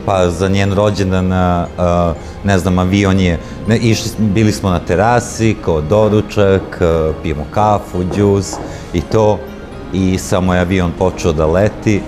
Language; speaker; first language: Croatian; early bilingual, heritage; Croatian